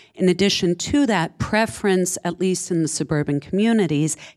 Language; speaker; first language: English; native; English